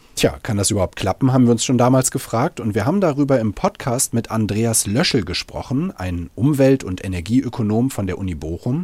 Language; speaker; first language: German; native; German